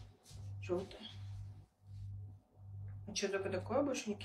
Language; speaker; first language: Russian; native; Russian